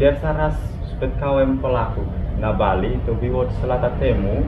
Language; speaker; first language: Polish; non-native, learner; Balinese